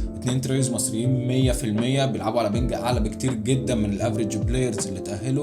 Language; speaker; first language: Arabic; native; Arabic